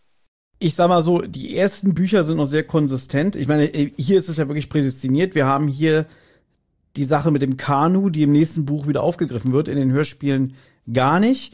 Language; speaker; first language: German; native; German